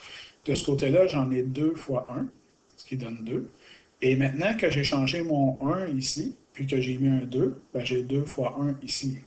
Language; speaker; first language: French; native; French